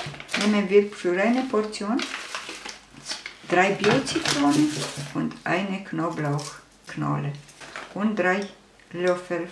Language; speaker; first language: German; non-native, fluent; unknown